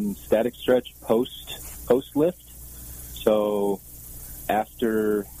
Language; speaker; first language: English; native; English